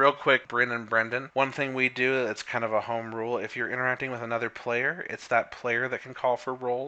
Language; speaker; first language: English; native; English